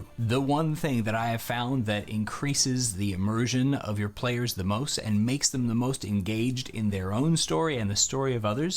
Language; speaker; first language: English; native; English